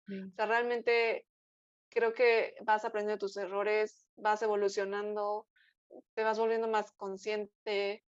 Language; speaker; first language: Spanish; native; Spanish